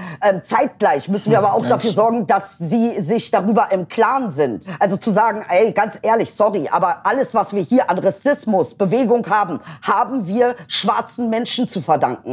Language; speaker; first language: German; early bilingual, other home language; Turkish